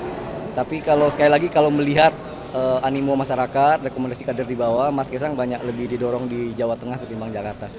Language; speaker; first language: Indonesian; native; Indonesian